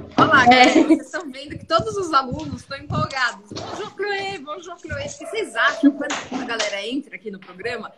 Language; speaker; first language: Portuguese; native; Portuguese